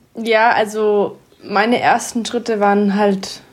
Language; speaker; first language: German; early bilingual, heritage; English